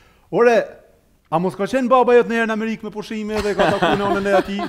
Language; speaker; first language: German; non-native, learner; Albanian